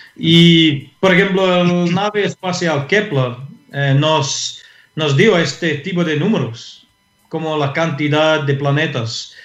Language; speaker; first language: Spanish; non-native, fluent; English